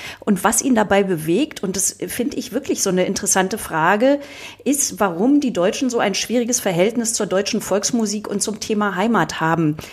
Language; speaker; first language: German; native; German